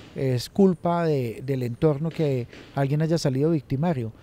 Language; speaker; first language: Spanish; native; Spanish